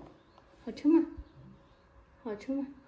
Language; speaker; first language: Chinese; non-native, fluent; Lao